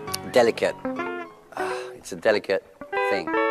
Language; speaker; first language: English; native; English